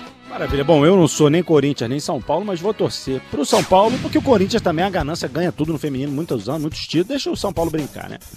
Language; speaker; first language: Portuguese; native; Portuguese